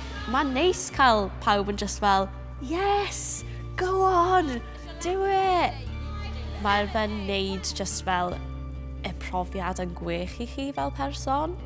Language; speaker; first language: Welsh; non-native, local second language; English